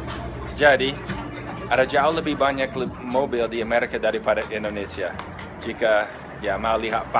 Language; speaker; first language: Indonesian; non-native, fluent; English